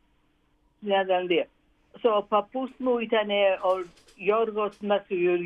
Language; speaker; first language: Greek; early bilingual, heritage; Greek